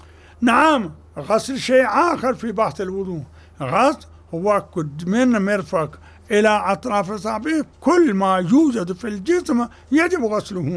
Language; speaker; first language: Arabic; non-native, fluent; Urdu